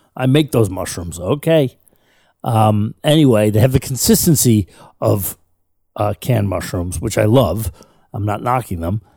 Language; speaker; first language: English; native; English